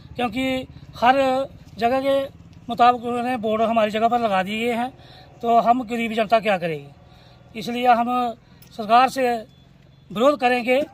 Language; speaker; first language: Hindi; native; Hindi